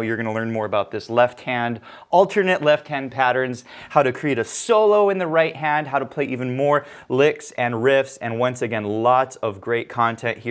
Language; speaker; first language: English; native; English